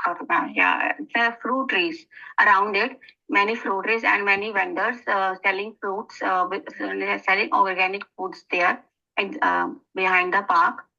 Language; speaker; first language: English; non-native, learner; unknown